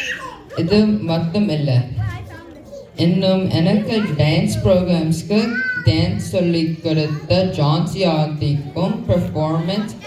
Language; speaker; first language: Tamil; early bilingual, heritage; English